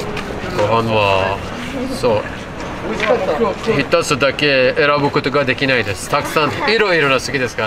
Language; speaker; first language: Japanese; non-native, learner; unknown